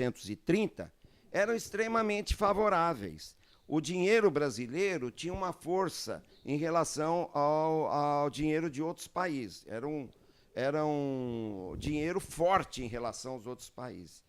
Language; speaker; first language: Portuguese; early bilingual, other home language; Arabic